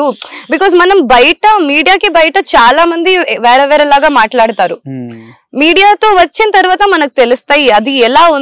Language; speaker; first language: Telugu; non-native, local second language; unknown